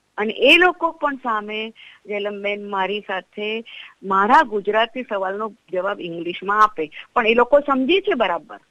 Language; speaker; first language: Gujarati; non-native, local second language; Marathi